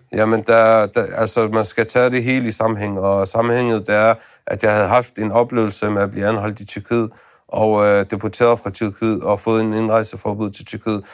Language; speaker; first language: Danish; early bilingual, other home language; Arabic